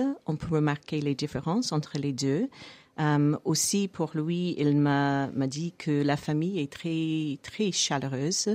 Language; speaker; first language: French; non-native, fluent; English